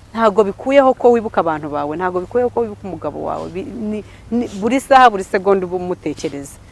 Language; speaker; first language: Kinyarwanda; early bilingual, heritage; Kinyarwanda